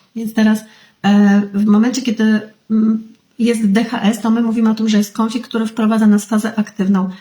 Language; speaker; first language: Polish; native; Polish